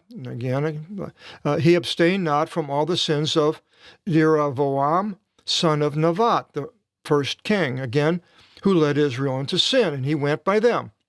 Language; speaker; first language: English; native; English